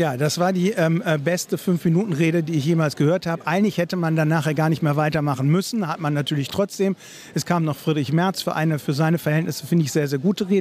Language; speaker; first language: German; native; German